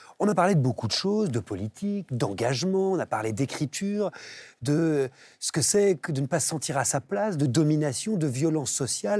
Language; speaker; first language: French; native; French